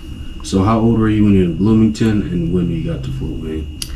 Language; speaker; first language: English; native; English